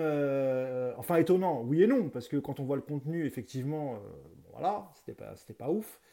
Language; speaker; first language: French; native; French